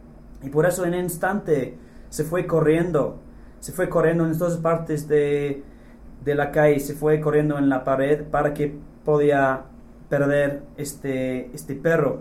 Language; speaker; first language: Spanish; non-native, fluent; English